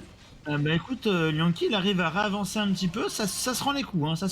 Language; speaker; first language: French; native; French